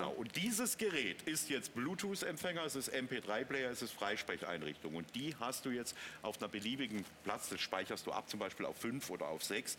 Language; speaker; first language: German; native; German